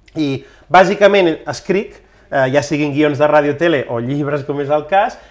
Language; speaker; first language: Catalan; native; Catalan